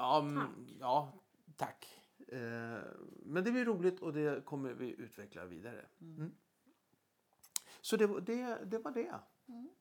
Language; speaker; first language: Swedish; native; Swedish